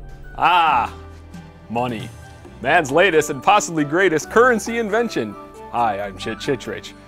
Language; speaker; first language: English; native; English